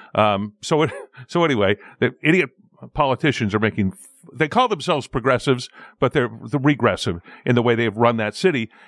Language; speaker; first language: English; native; English